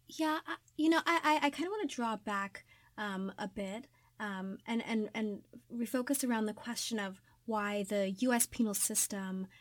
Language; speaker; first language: English; native; English